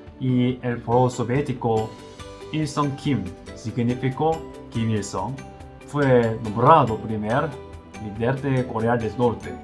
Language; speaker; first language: Spanish; non-native, learner; Korean